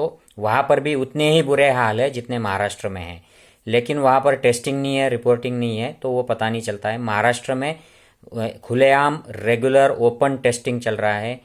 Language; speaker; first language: Hindi; non-native, local second language; Marathi